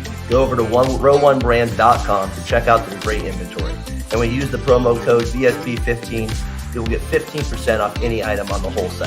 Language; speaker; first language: English; native; English